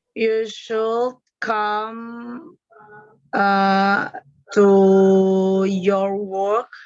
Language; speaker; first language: English; non-native, learner; Indonesian